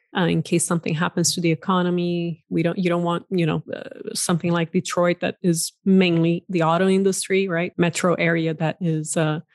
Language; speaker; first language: English; non-native, fluent; Portuguese